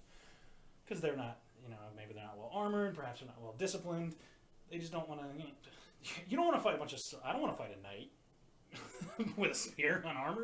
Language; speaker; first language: English; native; English